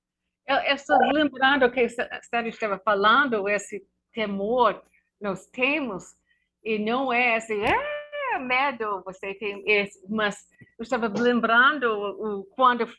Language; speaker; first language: Portuguese; non-native, learner; English